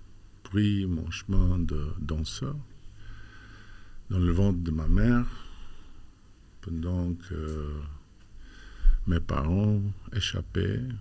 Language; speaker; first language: French; non-native, fluent; Albanian